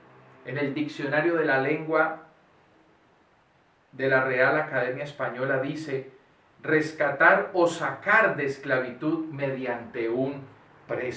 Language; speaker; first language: Spanish; native; Spanish